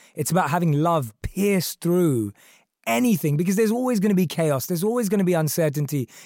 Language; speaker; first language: English; early bilingual, other home language; Hindi